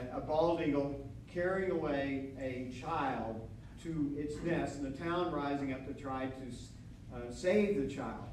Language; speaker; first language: English; native; English